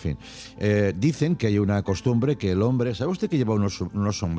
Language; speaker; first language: Spanish; native; Spanish